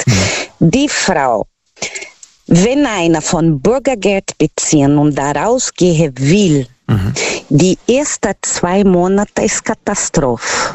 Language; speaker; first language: German; non-native, learner; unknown